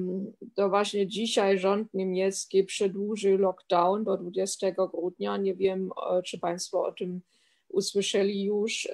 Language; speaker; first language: Polish; non-native, fluent; German